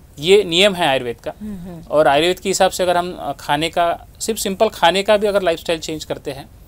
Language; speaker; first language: Hindi; non-native, local second language; Marathi